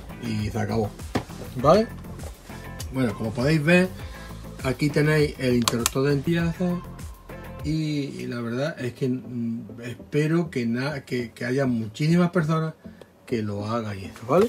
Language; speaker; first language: Spanish; native; Spanish